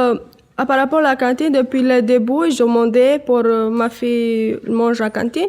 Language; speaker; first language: French; non-native, learner; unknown